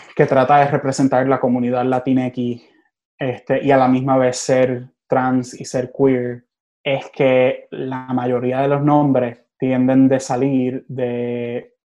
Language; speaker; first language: Spanish; early bilingual, other home language; English